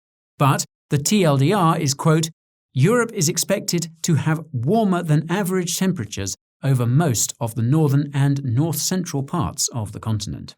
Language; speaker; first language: English; native; English